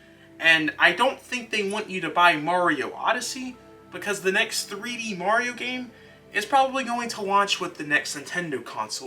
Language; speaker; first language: English; native; English